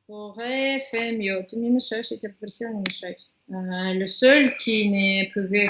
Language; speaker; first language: French; non-native, learner; Russian